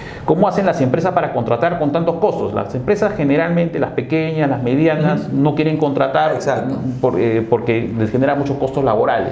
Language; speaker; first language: Spanish; native; Spanish